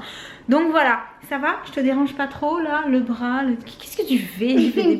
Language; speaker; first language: French; native; French